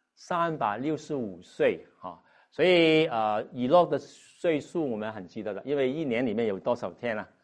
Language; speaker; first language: Chinese; non-native, local second language; Cantonese